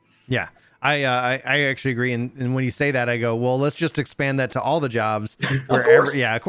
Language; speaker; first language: English; native; English